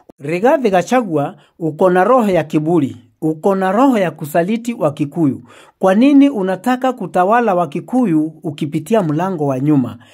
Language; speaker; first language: Swahili; non-native, local second language; Meru